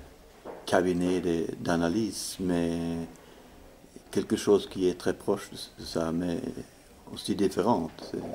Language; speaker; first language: French; non-native, fluent; Swedish